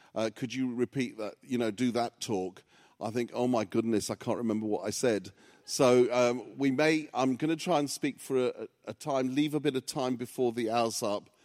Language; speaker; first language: English; early bilingual, other home language; Greek